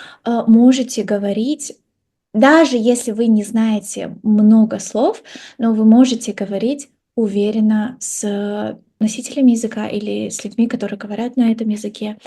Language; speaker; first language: Russian; non-native, local second language; Kazakh